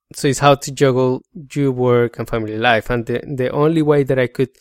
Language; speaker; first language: English; non-native, fluent; Spanish